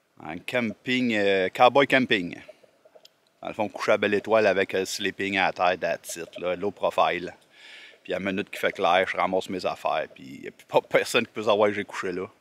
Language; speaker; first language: French; native; French